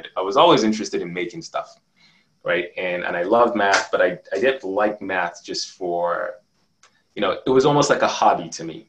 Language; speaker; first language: English; non-native, local second language; Yoruba